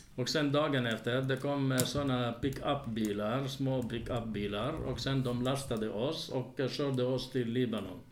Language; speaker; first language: Swedish; non-native, fluent; Arabic